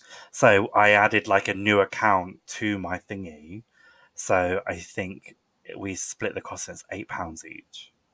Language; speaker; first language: English; native; English